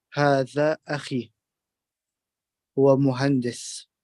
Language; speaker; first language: Arabic; non-native, learner; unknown